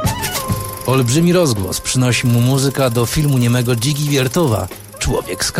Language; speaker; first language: Polish; native; Polish